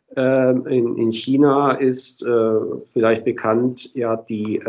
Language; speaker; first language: German; native; German